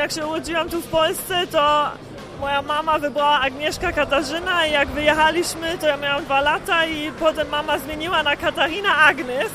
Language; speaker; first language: Polish; early bilingual, heritage; Polish